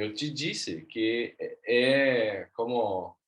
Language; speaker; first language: Portuguese; non-native, learner; Swedish